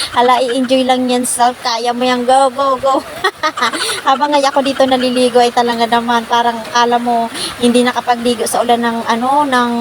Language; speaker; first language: Filipino; non-native, fluent; Masbatenyo